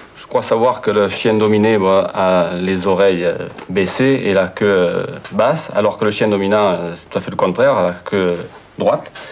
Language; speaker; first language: French; native; French